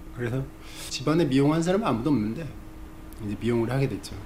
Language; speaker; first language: Korean; native; Korean